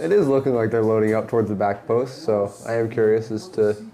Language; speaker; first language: English; native; English